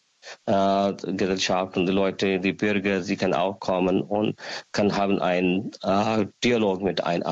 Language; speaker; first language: German; non-native, learner; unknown